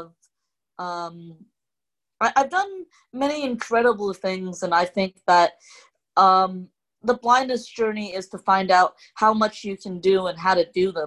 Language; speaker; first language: English; non-native, local second language; Cantonese